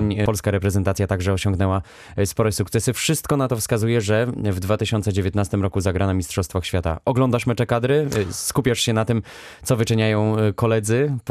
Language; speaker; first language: Polish; native; Polish